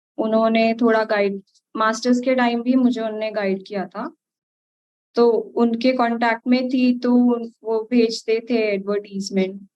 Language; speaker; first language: Hindi; native; Hindi